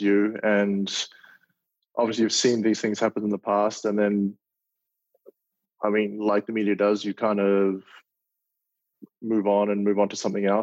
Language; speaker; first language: English; native; English